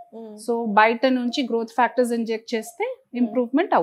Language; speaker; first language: Telugu; non-native, fluent; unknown